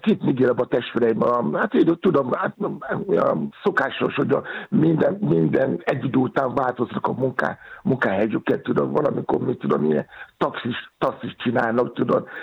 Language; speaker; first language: Hungarian; non-native, fluent; Yoruba